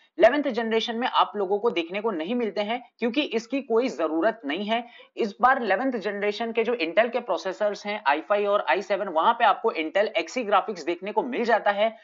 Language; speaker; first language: Hindi; native; Hindi